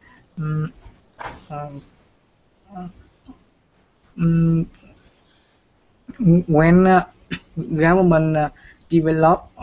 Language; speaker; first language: English; non-native, learner; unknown